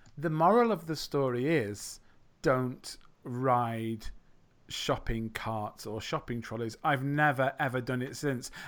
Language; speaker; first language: English; native; English